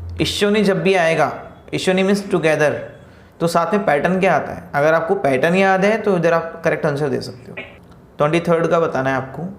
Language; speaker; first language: Hindi; native; Hindi